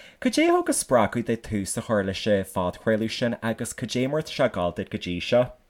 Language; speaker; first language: Irish; native; Irish